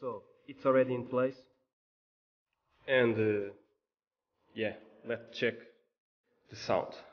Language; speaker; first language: English; non-native, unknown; Portuguese